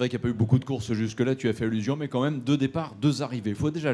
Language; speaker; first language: French; native; French